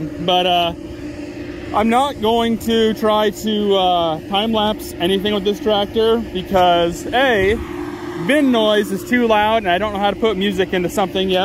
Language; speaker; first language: English; native; English